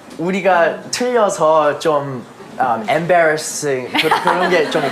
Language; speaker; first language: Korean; early bilingual, heritage; English